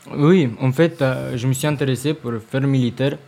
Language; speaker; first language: French; non-native, learner; Romanian